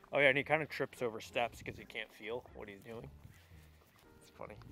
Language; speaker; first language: English; native; English